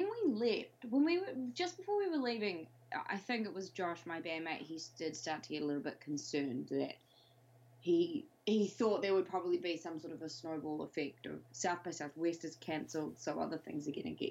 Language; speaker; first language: English; native; English